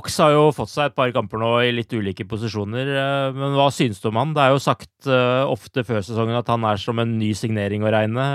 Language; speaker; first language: Norwegian; native; Norwegian